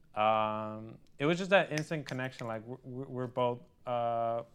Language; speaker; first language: English; early bilingual, other home language; Spanish